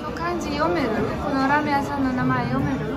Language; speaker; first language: Japanese; non-native, fluent; Romanian